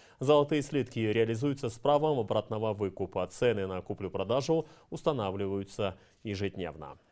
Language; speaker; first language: Russian; non-native, local second language; Kyrgyz